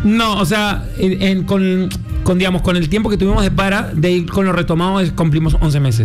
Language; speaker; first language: Spanish; native; Spanish